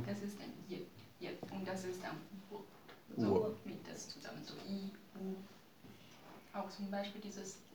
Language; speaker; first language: German; non-native, learner; Chinese